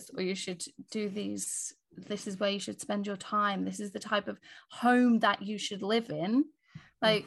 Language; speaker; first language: English; native; English